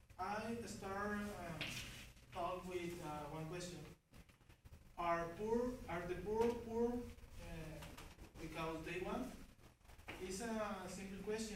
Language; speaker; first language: English; non-native, learner; Spanish